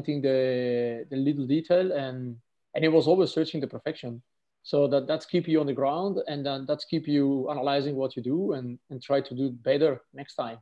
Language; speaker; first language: English; non-native, fluent; Italian